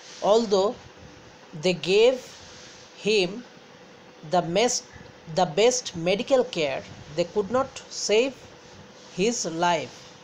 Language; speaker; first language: English; non-native, local second language; Bangla